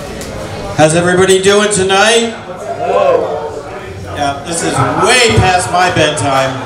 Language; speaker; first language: English; native; English